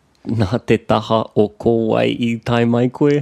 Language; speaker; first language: Māori; non-native, learner; English